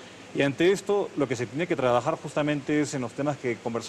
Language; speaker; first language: Spanish; native; Spanish